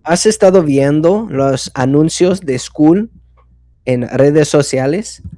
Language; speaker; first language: Spanish; non-native, fluent; English